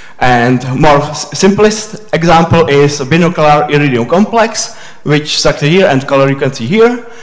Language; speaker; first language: English; non-native, fluent; Czech